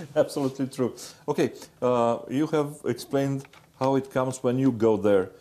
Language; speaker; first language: English; non-native, fluent; Romanian